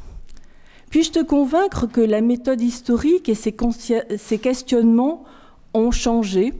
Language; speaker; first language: French; native; French